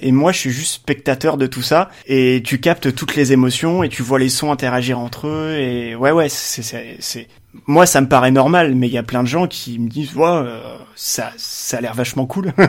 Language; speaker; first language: French; native; French